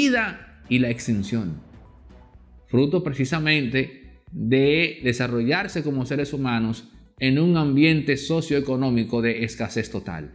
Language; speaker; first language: Spanish; native; Spanish